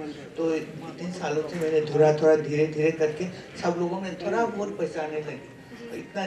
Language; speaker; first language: Hindi; non-native, local second language; Manipuri